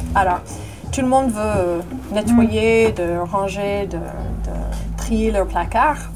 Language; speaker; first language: French; non-native, fluent; English